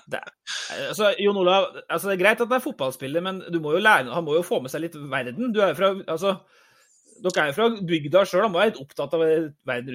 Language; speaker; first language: Norwegian; native; Norwegian